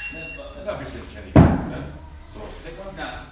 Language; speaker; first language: German; non-native, learner; Thai